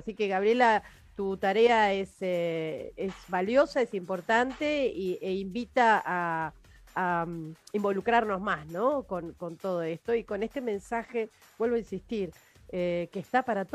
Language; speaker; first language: Spanish; native; Spanish